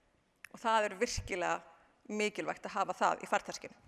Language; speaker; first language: Icelandic; native; Icelandic